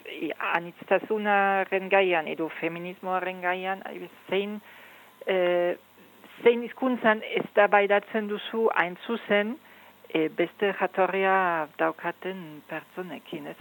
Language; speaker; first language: Basque; non-native, fluent; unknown